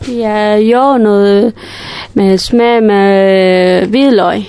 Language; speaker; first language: Danish; non-native, learner; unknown